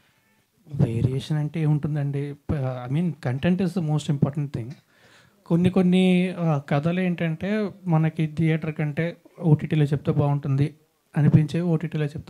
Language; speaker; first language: Telugu; native; Telugu